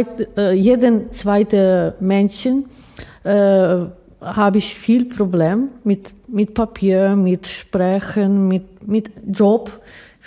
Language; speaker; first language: German; non-native, learner; Ukrainian